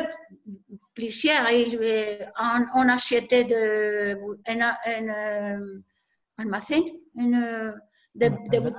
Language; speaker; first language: French; non-native, learner; Spanish